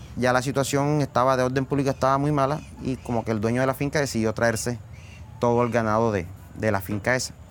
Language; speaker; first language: Spanish; native; Spanish